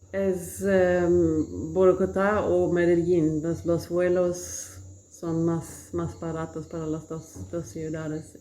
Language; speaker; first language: Spanish; non-native, learner; Swedish